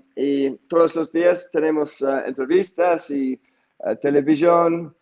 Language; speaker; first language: Spanish; non-native, learner; English